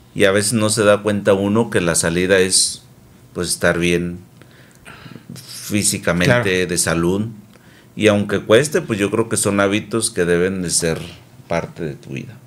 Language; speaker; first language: Spanish; native; Spanish